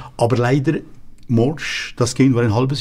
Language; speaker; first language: German; native; German